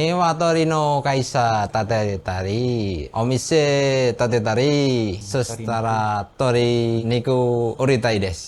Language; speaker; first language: Japanese; non-native, learner; Indonesian